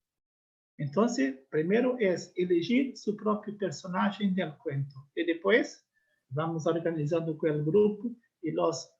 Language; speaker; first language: Spanish; non-native, learner; Portuguese